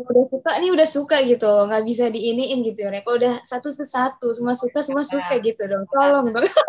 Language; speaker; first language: Indonesian; native; Indonesian